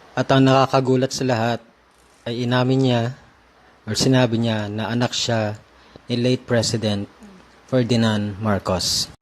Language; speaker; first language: Filipino; native; Filipino